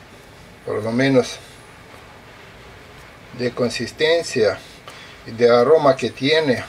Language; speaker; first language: Spanish; non-native, fluent; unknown